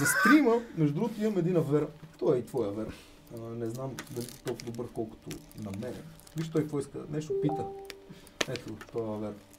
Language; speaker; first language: Bulgarian; native; Bulgarian